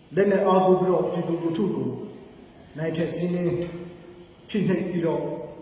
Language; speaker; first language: Burmese; non-native, local second language; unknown